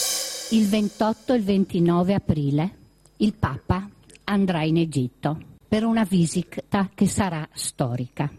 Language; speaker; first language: Italian; native; Italian